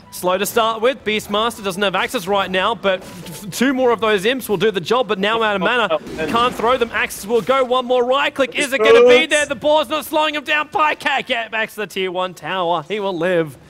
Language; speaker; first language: English; native; English